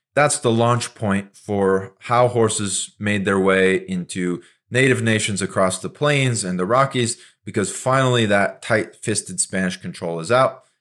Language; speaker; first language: English; native; English